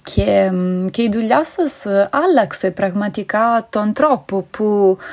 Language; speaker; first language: Greek; non-native, fluent; Italian